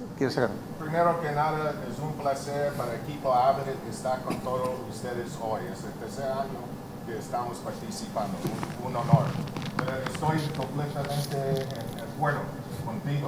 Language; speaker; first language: Spanish; non-native, learner; English